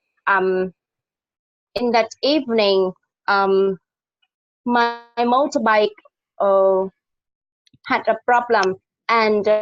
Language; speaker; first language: English; non-native, learner; Vietnamese